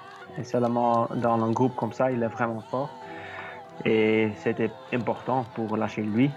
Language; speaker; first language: French; non-native, learner; Dutch